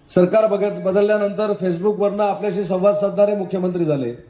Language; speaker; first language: Marathi; native; Marathi